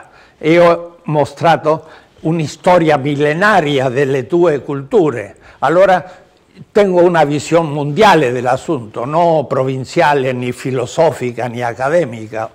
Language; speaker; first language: Italian; non-native, learner; Spanish